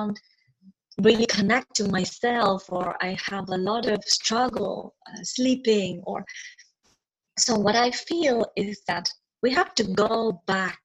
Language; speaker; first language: English; non-native, local second language; Malayalam